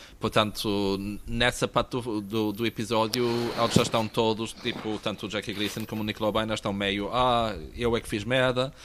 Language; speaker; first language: Portuguese; native; Portuguese